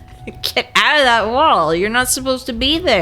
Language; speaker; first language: English; native; English